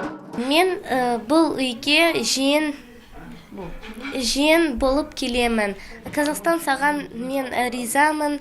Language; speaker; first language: Kazakh; non-native, learner; Azerbaijani